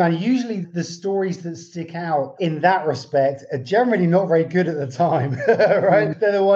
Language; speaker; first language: English; native; English